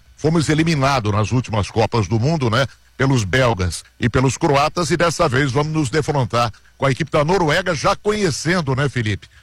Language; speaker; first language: Portuguese; native; Portuguese